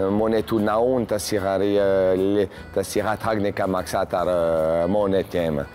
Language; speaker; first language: Latvian; non-native, learner; French